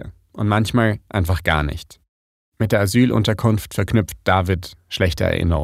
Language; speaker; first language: German; native; German